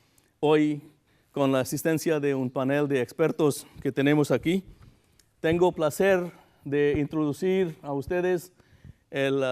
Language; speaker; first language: Spanish; non-native, fluent; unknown